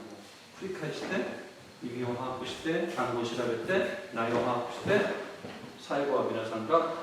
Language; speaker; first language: Japanese; non-native, fluent; Korean